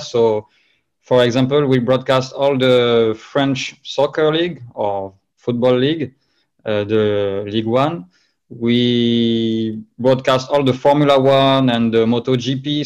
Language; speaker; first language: English; non-native, fluent; French